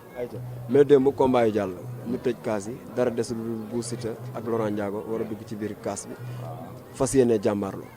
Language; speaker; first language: Wolof; native; Wolof